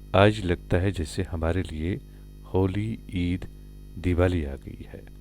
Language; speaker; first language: Hindi; non-native, local second language; Kashmiri